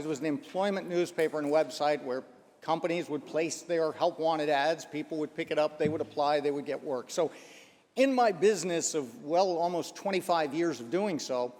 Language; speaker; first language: English; native; English